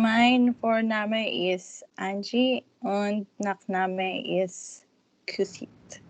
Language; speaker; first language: German; non-native, learner; Filipino